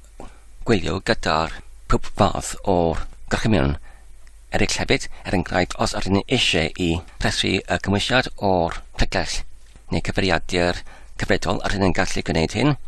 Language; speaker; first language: Welsh; non-native, learner; English